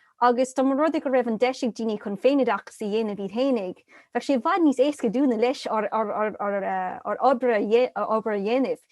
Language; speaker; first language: Irish; non-native, local second language; English